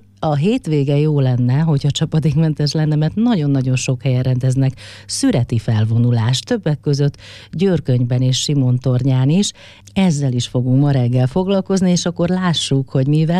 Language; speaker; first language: Hungarian; native; Hungarian